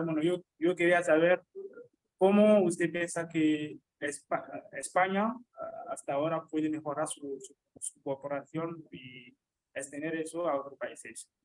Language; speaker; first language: Spanish; non-native, local second language; French